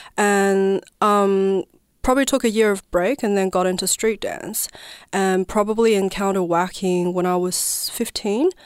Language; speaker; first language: English; non-native, fluent; Chinese